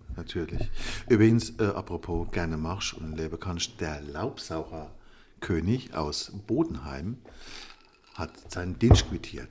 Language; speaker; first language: German; native; German